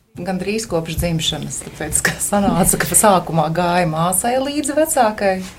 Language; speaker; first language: Latvian; native; Latvian